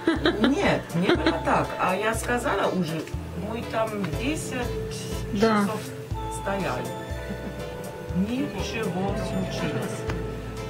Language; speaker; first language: Russian; non-native, fluent; German